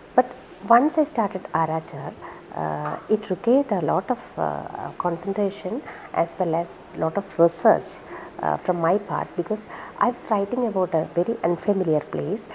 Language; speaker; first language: English; non-native, local second language; Malayalam